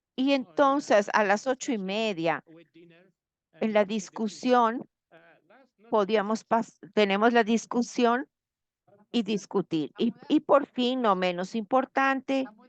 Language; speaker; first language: Spanish; non-native, fluent; Portuguese